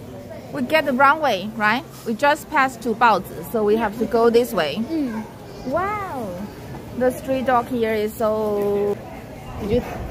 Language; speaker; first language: English; non-native, learner; Chinese